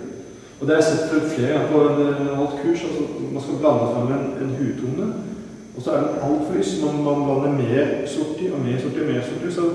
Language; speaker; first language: Norwegian; native; Norwegian